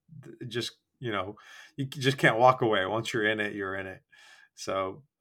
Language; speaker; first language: English; non-native, local second language; Bangla